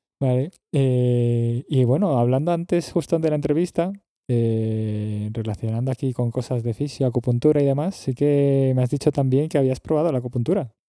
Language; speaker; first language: Spanish; native; Spanish